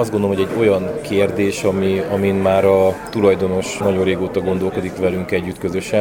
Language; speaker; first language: Hungarian; native; Hungarian